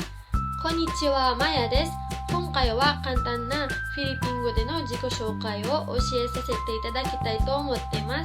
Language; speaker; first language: Japanese; non-native, fluent; Filipino